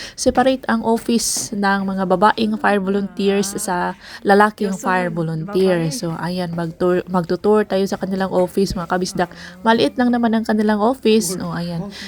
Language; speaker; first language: Filipino; non-native, local second language; Cebuano